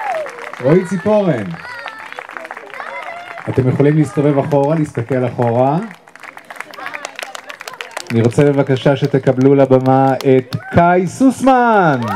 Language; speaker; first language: Hebrew; native; Hebrew